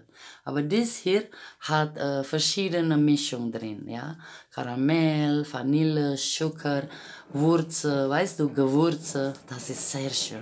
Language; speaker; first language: German; non-native, fluent; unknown